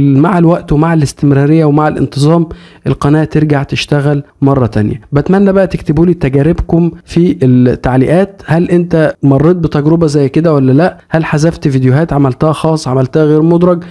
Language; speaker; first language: Arabic; native; Arabic